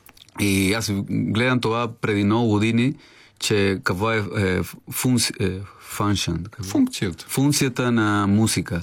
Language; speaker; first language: Bulgarian; non-native, learner; Spanish